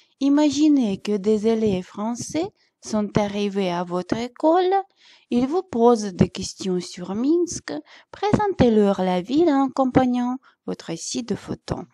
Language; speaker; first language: French; non-native, fluent; Russian